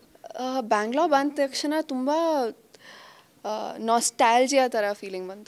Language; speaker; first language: Kannada; non-native, local second language; Hindi